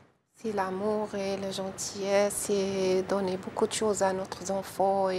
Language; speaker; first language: French; non-native, learner; Arabic